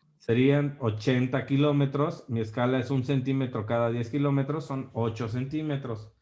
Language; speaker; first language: Spanish; native; Spanish